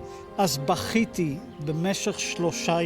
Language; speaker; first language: Hebrew; non-native, fluent; Dutch